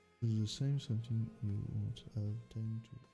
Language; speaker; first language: English; non-native, learner; French